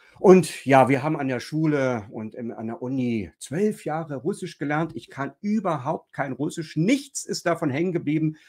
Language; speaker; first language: German; native; German